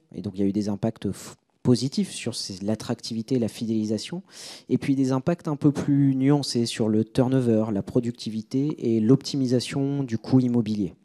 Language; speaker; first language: French; native; French